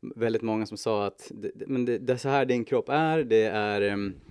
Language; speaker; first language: Swedish; native; Swedish